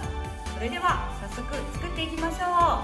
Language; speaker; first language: Japanese; native; Japanese